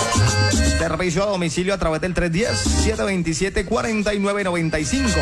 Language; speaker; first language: Spanish; native; Spanish